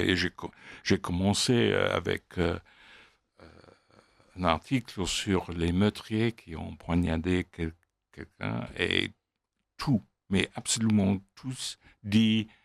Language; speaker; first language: French; non-native, fluent; English